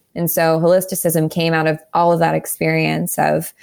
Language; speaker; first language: English; native; English